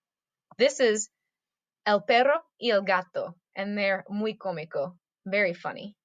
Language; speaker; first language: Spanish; non-native, fluent; English